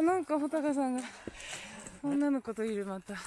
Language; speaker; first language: Japanese; native; Japanese